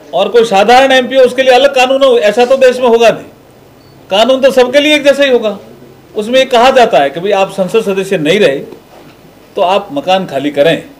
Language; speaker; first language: Hindi; native; Hindi